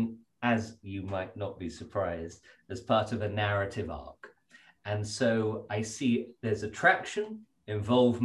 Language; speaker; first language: English; native; English